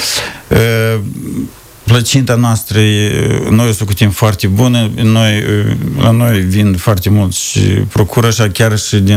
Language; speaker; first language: Romanian; native; Romanian